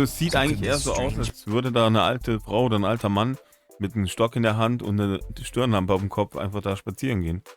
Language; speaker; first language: German; native; German